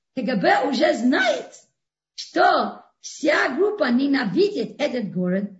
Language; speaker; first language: Russian; non-native, fluent; English